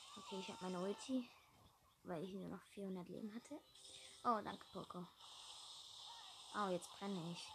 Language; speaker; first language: German; native; German